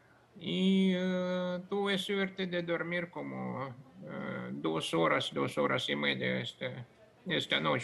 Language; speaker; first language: Spanish; non-native, fluent; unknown